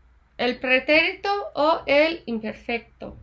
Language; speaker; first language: Spanish; non-native, fluent; English